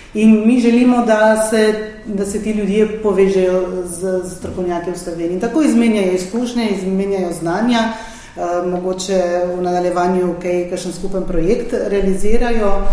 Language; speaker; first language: Slovenian; native; Slovenian